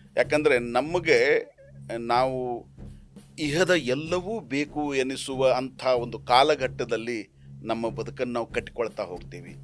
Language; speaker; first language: Kannada; native; Kannada